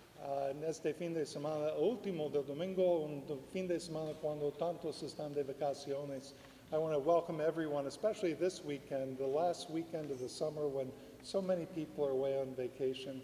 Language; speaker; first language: Spanish; non-native, fluent; English